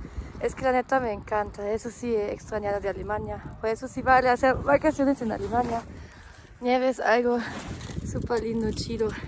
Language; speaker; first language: Spanish; non-native, fluent; German